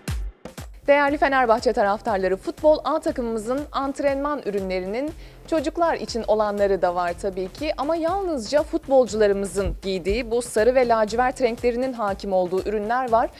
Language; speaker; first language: Turkish; native; Turkish